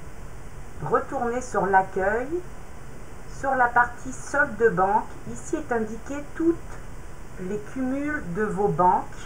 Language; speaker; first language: French; native; French